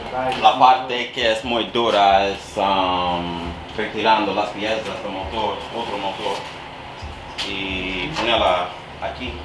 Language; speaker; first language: Spanish; non-native, learner; English